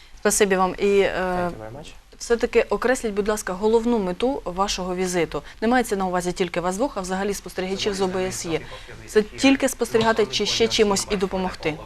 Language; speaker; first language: Ukrainian; native; Ukrainian